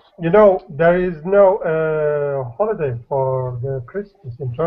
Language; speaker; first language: English; non-native, learner; Turkish